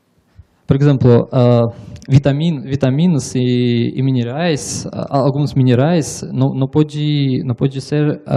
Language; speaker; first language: Portuguese; non-native, learner; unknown